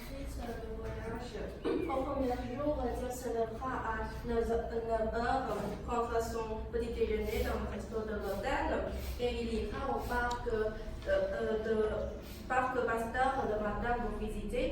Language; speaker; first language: French; non-native, learner; Chinese